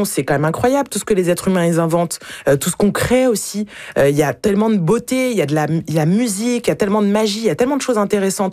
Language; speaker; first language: French; native; French